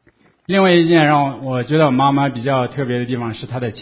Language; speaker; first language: Chinese; native; Chinese